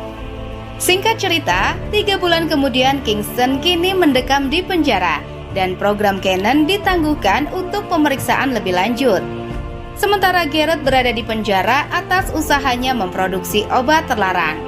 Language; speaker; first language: Indonesian; native; Indonesian